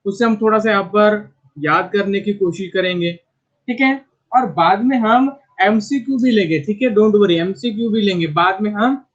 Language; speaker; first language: Hindi; non-native, local second language; Marathi